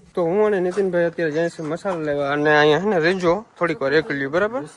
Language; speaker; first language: Gujarati; native; Gujarati